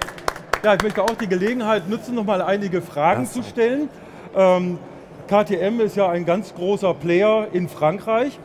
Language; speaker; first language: German; native; German